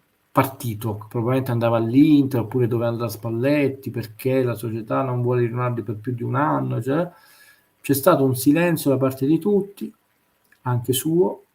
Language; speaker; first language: Italian; native; Italian